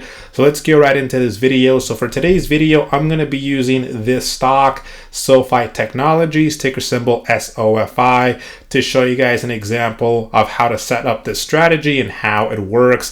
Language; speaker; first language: English; native; English